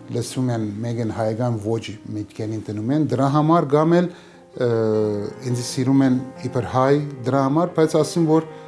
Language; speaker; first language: Armenian; early bilingual, heritage; Armenian